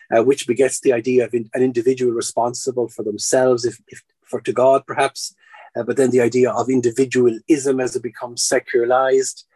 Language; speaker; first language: English; native; English